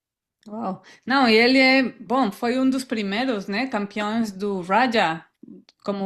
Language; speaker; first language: Portuguese; non-native, fluent; Spanish